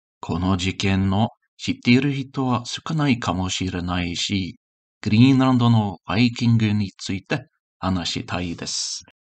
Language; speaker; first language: Japanese; non-native, learner; English